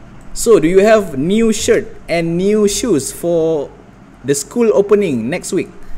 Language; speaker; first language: English; non-native, local second language; Malay